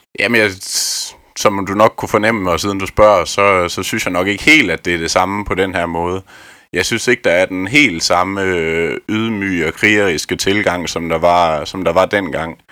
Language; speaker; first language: Danish; native; Danish